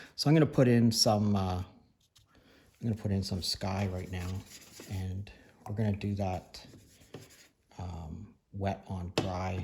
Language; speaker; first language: English; native; English